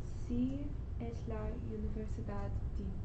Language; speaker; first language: Spanish; non-native, learner; English